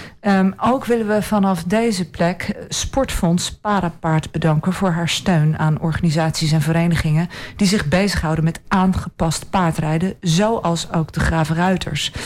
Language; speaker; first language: Dutch; native; Dutch